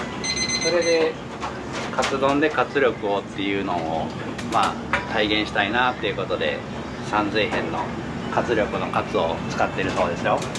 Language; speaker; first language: Japanese; native; Japanese